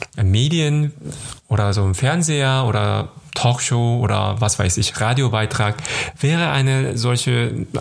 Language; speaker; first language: German; non-native, fluent; Korean